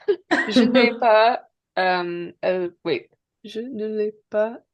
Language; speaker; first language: French; non-native, learner; English